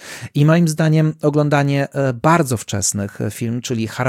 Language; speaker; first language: Polish; native; Polish